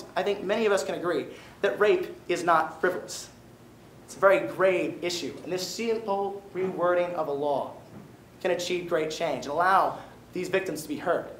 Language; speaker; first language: English; native; English